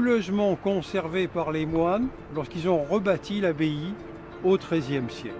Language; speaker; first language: French; native; French